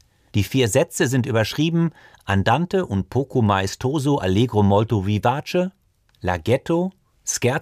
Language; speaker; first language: German; native; German